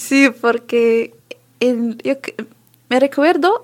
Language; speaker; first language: Spanish; non-native, learner; Arabic